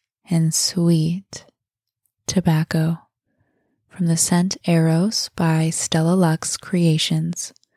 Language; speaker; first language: English; native; English